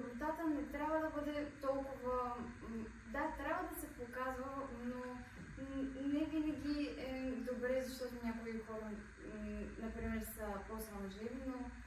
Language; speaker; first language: Bulgarian; native; Bulgarian